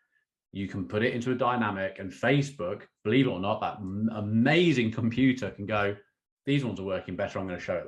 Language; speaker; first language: English; native; English